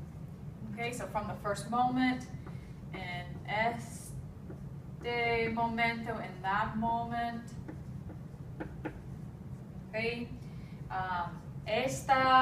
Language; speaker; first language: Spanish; non-native, fluent; English